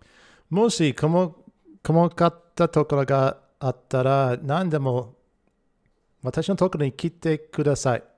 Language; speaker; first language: Japanese; non-native, learner; English